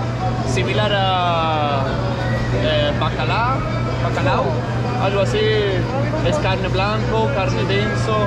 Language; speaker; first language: Spanish; non-native, fluent; Danish